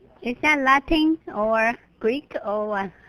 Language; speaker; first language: English; non-native, fluent; Chinese